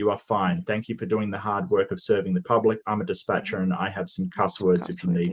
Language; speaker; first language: English; native; English